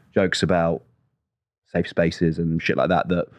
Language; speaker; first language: English; native; English